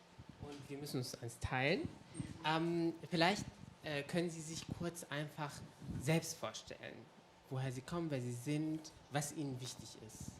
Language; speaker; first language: German; native; German